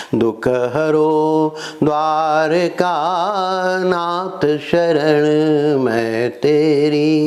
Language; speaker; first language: Hindi; native; Hindi